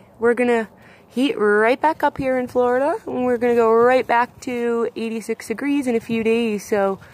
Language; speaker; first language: English; native; English